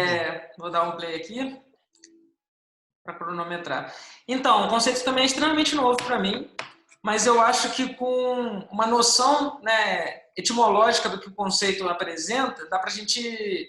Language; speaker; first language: Portuguese; native; Portuguese